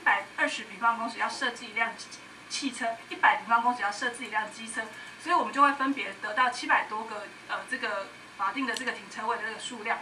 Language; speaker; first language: Chinese; native; Chinese